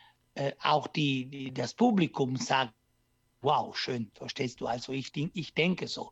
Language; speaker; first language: German; non-native, learner; Italian